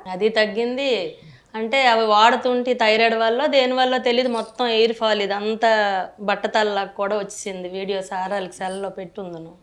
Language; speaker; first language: Telugu; native; Telugu